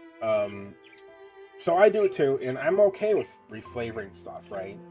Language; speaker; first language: English; native; English